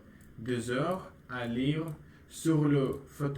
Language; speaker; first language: French; non-native, learner; Russian